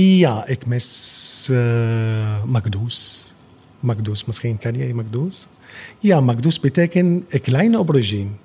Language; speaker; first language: Dutch; non-native, learner; Arabic